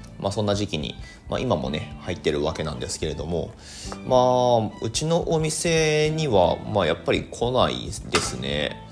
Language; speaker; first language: Japanese; native; Japanese